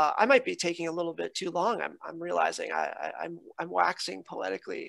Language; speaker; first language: English; native; English